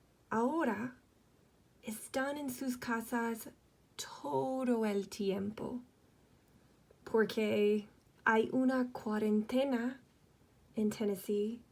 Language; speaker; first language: Spanish; non-native, fluent; English